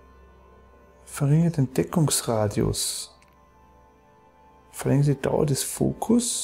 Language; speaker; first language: German; native; German